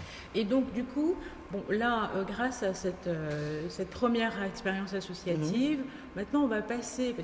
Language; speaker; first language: French; native; French